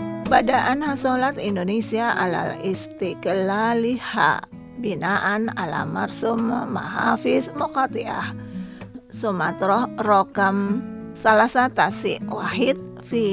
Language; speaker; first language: Arabic; non-native, fluent; Indonesian